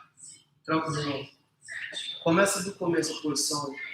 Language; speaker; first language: Portuguese; native; Portuguese